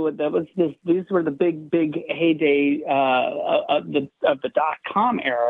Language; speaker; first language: English; native; English